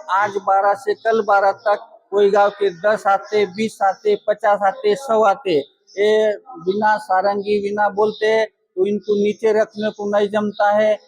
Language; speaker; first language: Hindi; non-native, local second language; Marathi